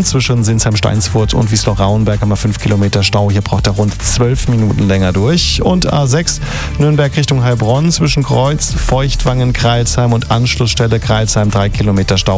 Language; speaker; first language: German; native; German